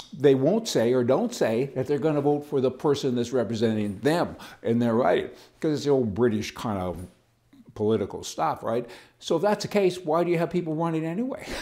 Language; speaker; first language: English; native; English